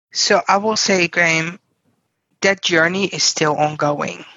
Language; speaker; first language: English; non-native, fluent; Dutch